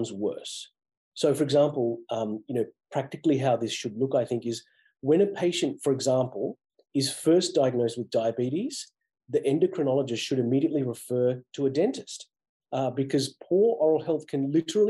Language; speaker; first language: English; native; English